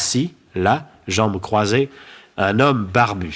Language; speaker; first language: French; native; French